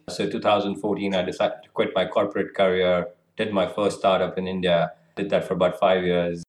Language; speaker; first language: English; non-native, local second language; Hindi